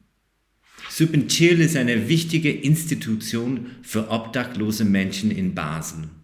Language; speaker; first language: German; non-native, fluent; English